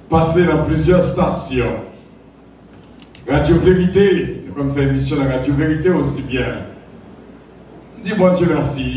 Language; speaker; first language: French; non-native, local second language; Haitian Creole